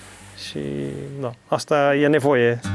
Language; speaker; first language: Romanian; non-native, learner; Dutch